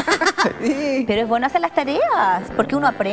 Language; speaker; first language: Spanish; native; Spanish